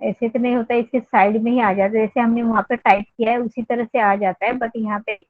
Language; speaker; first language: Hindi; non-native, local second language; Marathi